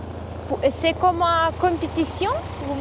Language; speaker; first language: French; non-native, learner; Russian